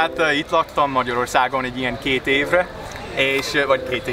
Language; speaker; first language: Hungarian; non-native, learner; English